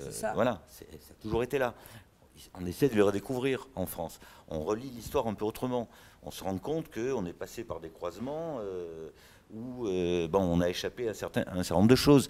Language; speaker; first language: French; native; French